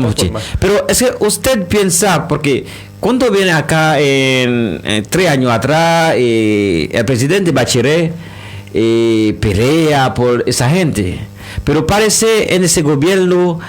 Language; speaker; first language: Spanish; non-native, learner; Haitian Creole